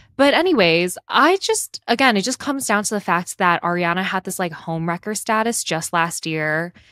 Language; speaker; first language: English; native; English